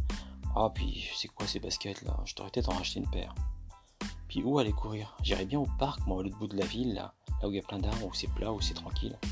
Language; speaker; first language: French; native; French